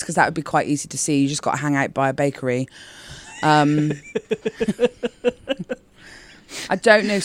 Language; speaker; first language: English; native; English